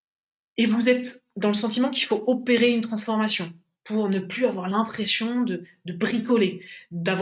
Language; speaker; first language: French; native; French